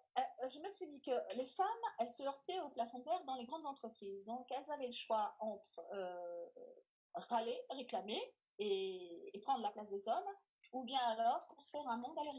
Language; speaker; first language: French; native; French